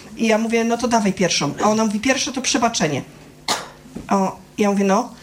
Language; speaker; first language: Polish; native; Polish